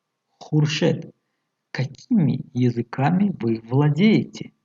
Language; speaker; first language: Russian; non-native, fluent; Tajik